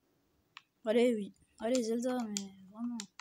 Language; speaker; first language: French; native; French